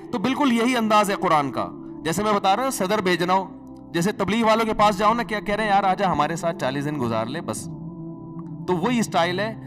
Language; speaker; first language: Urdu; native; Urdu